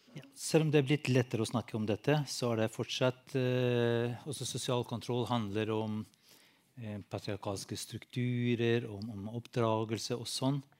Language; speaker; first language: Norwegian; non-native, fluent; Albanian